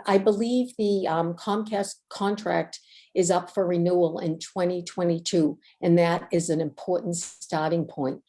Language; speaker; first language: English; native; English